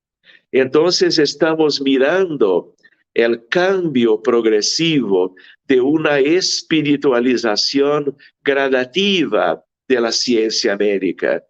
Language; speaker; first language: Spanish; non-native, fluent; Portuguese